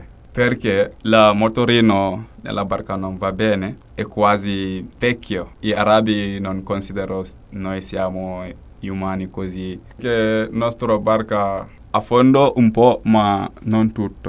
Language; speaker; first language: Italian; non-native, learner; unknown